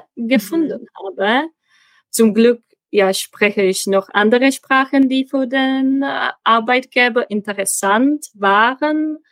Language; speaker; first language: German; non-native, fluent; Czech